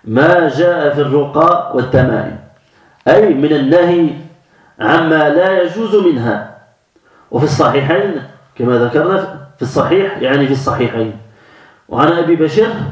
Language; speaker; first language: Arabic; non-native, fluent; French